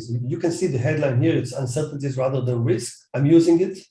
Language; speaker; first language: English; non-native, fluent; Hebrew